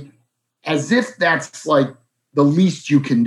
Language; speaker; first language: English; native; English